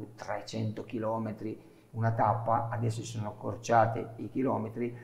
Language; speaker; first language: Italian; native; Italian